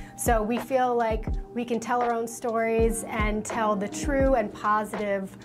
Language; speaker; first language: English; native; English